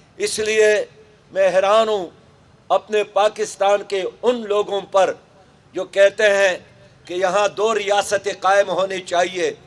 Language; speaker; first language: Urdu; non-native, local second language; Pashto